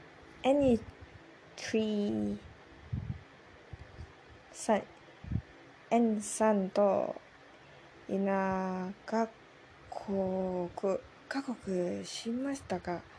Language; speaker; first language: Japanese; non-native, learner; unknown